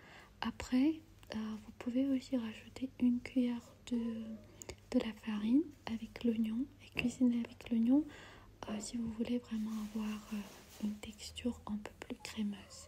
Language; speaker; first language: French; non-native, fluent; Armenian